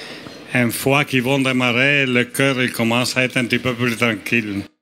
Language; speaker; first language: French; non-native, fluent; Italian